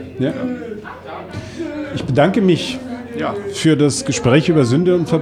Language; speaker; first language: German; native; German